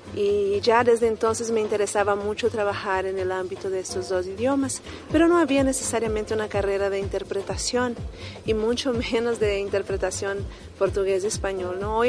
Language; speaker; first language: Spanish; non-native, fluent; Portuguese